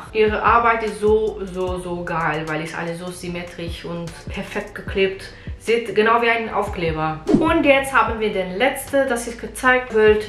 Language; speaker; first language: German; non-native, learner; Portuguese